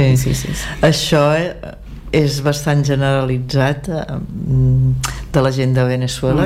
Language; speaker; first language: Catalan; native; Catalan